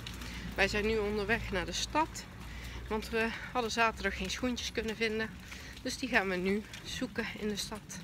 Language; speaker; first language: Dutch; native; Dutch